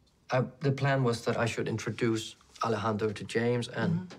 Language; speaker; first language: English; non-native, fluent; Danish